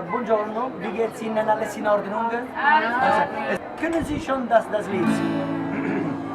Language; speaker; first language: German; non-native, learner; Italian